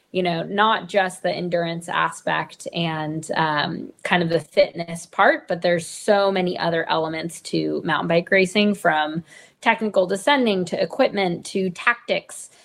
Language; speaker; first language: English; native; English